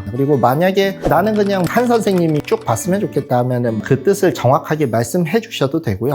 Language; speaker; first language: Korean; native; Korean